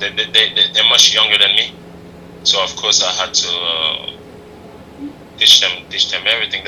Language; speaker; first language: English; non-native, fluent; French